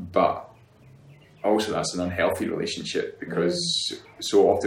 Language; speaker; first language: English; native; English